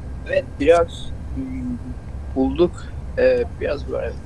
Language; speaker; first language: Turkish; early bilingual, heritage; Turkish